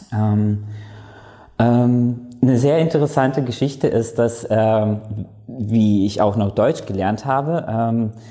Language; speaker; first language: German; non-native, fluent; Latvian